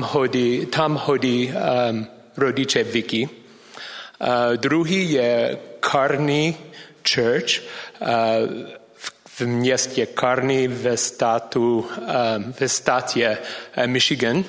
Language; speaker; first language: Czech; non-native, learner; English